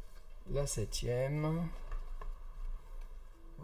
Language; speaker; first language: French; native; French